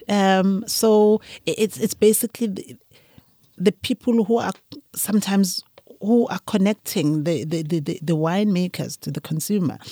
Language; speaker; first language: English; non-native, local second language; Zulu